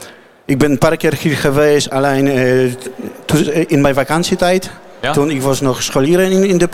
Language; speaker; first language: Dutch; non-native, learner; Polish